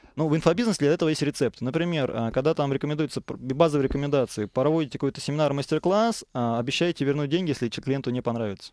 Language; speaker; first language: Russian; native; Russian